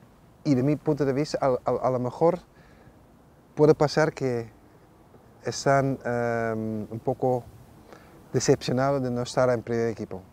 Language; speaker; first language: Spanish; non-native, fluent; Dutch